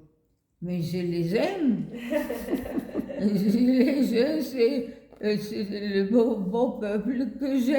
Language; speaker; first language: French; non-native, fluent; Bulgarian